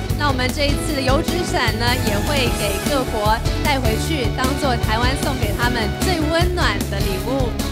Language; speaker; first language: Chinese; native; Chinese